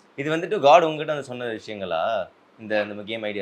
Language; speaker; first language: Tamil; native; Tamil